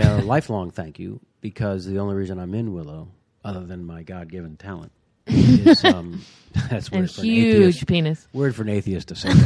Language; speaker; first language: English; native; English